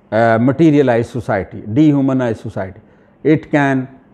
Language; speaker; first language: English; non-native, local second language; Urdu